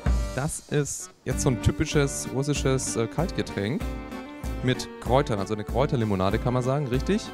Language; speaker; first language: German; native; German